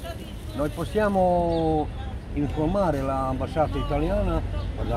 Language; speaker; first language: Italian; non-native, learner; Serbian